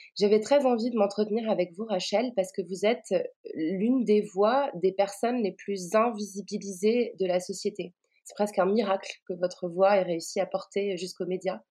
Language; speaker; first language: French; native; French